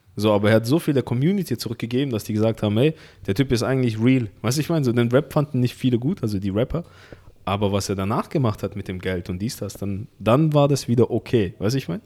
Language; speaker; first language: German; early bilingual, other home language; Russian